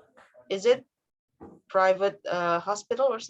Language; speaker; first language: English; non-native, fluent; Indonesian